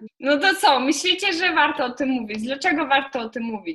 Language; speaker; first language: Polish; non-native, fluent; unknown